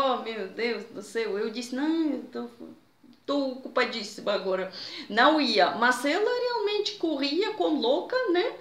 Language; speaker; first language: Portuguese; non-native, fluent; Russian